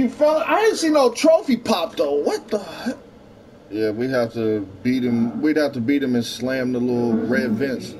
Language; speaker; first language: English; native; English